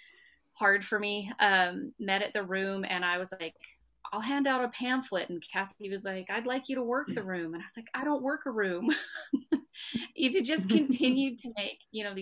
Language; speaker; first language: English; native; English